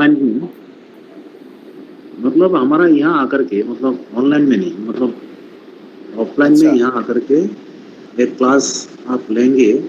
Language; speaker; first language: Hindi; non-native, local second language; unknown